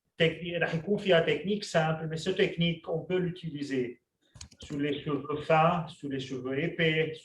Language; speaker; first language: French; non-native, local second language; Arabic